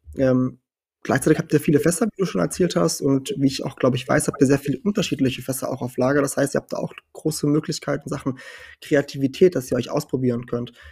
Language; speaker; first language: German; early bilingual, heritage; German